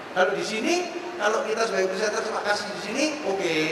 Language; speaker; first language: Indonesian; native; Indonesian